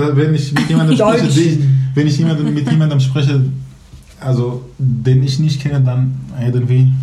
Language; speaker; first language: German; non-native, fluent; Kurdish